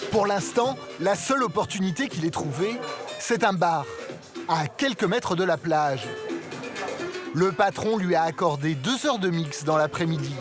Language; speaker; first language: French; native; French